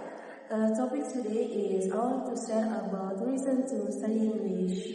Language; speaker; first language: English; non-native, learner; Indonesian